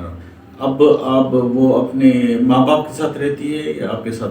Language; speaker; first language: Urdu; native; Urdu